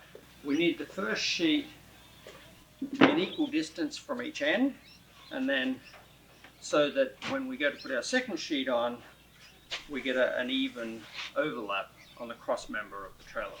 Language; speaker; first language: English; native; English